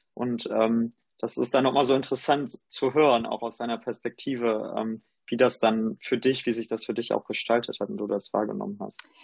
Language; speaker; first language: German; native; German